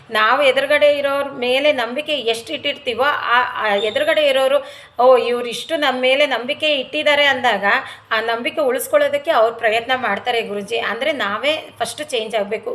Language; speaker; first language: Kannada; non-native, local second language; Telugu